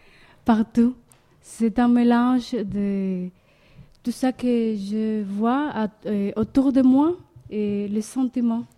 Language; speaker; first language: French; non-native, learner; Spanish